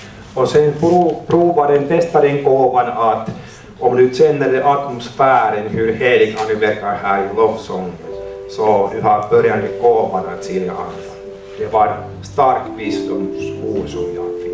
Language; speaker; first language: Swedish; non-native, learner; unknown